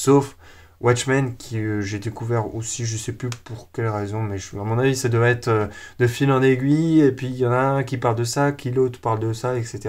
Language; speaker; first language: French; native; French